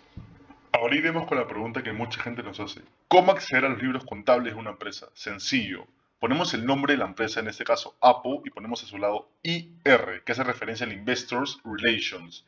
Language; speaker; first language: Spanish; native; Spanish